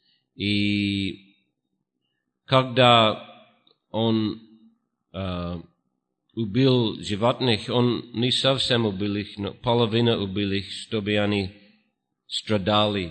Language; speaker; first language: Russian; non-native, fluent; English